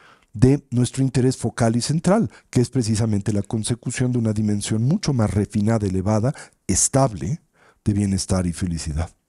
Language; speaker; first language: Spanish; native; Spanish